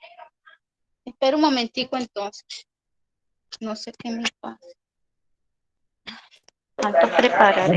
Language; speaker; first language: Spanish; native; Spanish